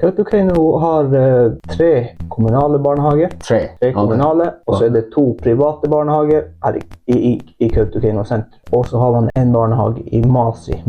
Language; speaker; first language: Norwegian; non-native, local second language; Northern Sami